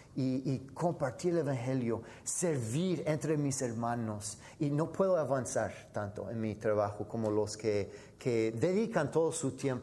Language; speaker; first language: Spanish; non-native, fluent; English